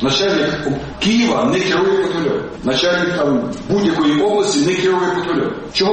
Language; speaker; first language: Ukrainian; native; Ukrainian